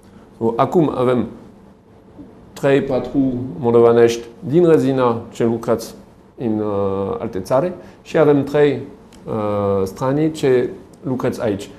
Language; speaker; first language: Romanian; non-native, learner; French